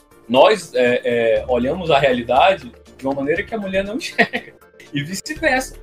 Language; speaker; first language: Portuguese; native; Portuguese